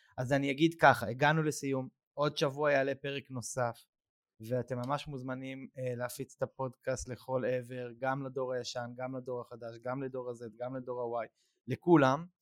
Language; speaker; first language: Hebrew; native; Hebrew